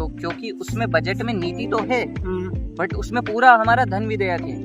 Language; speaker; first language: Hindi; native; Hindi